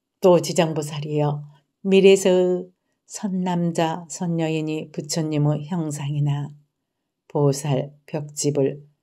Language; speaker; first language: Korean; native; Korean